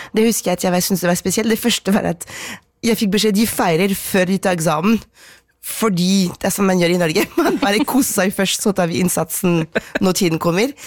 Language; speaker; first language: Norwegian; non-native, fluent; French